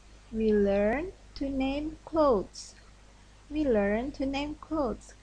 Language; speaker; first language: English; non-native, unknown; Indonesian